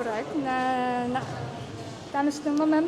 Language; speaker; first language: Turkish; non-native, learner; Uzbek